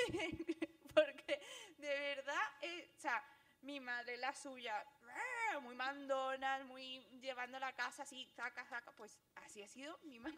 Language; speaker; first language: Spanish; early bilingual, other home language; Chinese